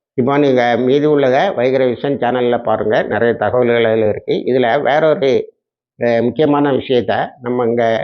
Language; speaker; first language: Tamil; native; Tamil